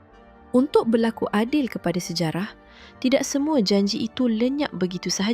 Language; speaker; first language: Malay; native; Malay